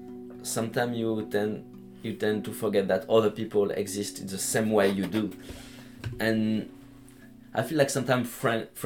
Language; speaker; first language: English; non-native, fluent; French